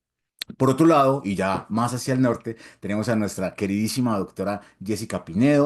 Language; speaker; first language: Spanish; native; Spanish